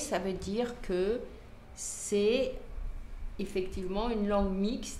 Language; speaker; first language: French; native; French